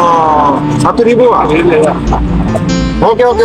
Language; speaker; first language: Indonesian; non-native, learner; Bangla